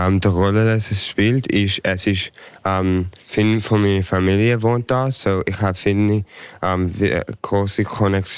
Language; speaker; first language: German; early bilingual, heritage; English